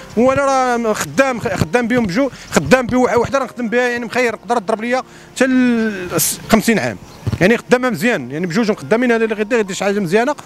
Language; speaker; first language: Arabic; native; Arabic